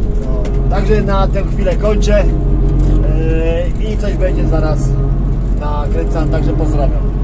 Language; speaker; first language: Polish; native; Polish